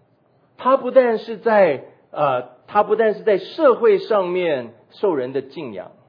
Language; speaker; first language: Chinese; native; Chinese